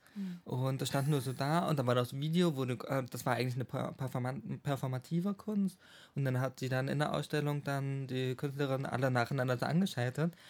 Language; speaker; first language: German; non-native, fluent; English